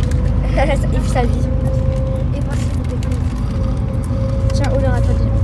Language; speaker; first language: French; native; French